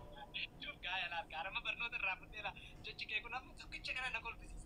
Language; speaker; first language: Arabic; non-native, learner; Oromo